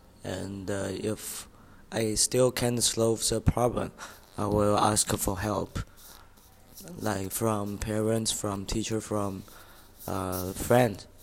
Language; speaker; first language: English; non-native, learner; Chinese